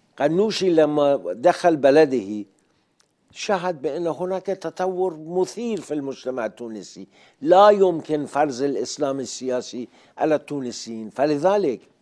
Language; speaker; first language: Arabic; non-native, fluent; Persian